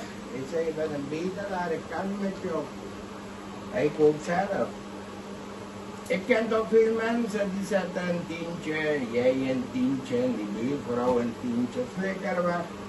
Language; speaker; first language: Dutch; non-native, local second language; Caribbean Hindustani